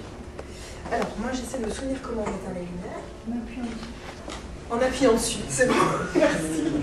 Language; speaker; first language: French; native; French